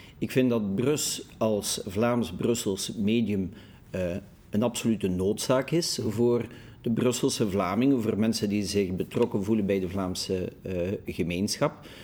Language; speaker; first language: Dutch; native; Dutch